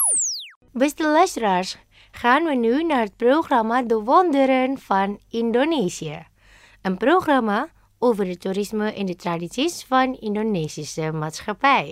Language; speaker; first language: Dutch; non-native, fluent; Indonesian